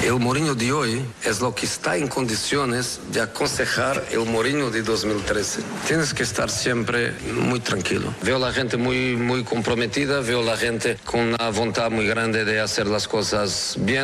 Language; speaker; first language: Spanish; non-native, fluent; Portuguese